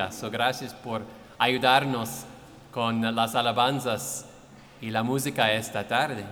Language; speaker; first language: Spanish; non-native, fluent; English